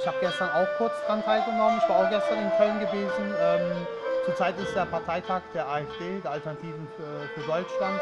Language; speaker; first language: German; early bilingual, other home language; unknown